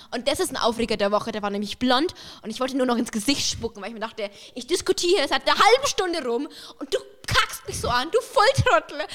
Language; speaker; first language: German; early bilingual, other home language; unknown